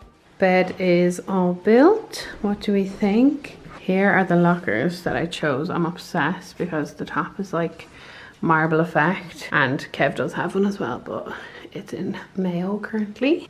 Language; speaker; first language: English; native; English